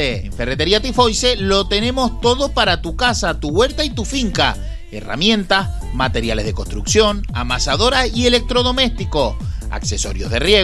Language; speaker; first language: Spanish; native; Spanish